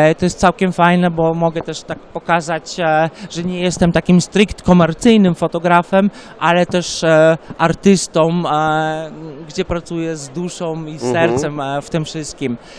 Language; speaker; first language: Polish; early bilingual, heritage; Polish